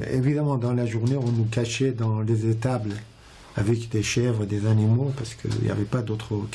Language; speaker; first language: French; non-native, fluent; Persian